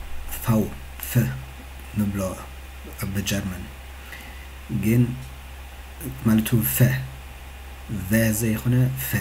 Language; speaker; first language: German; non-native, fluent; Tigrinya